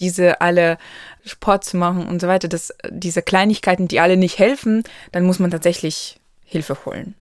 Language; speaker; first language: German; non-native, local second language; Ukrainian